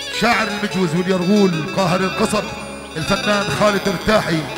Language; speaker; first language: Arabic; native; Arabic